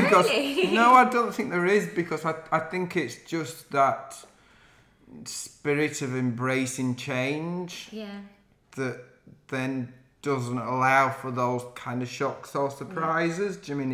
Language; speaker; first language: English; native; English